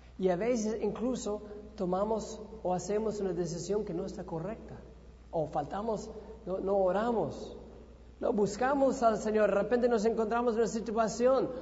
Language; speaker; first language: Spanish; non-native, fluent; English